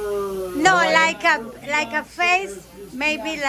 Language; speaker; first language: English; non-native, learner; Spanish